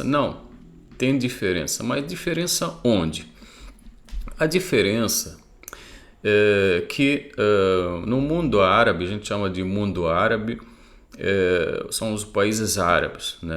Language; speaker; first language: Portuguese; non-native, fluent; Arabic